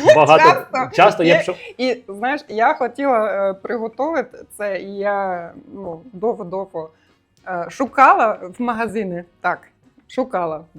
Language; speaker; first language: Ukrainian; non-native, learner; German